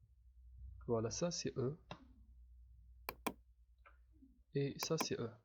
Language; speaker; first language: French; non-native, local second language; Arabic